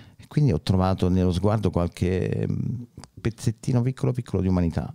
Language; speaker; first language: Italian; native; Italian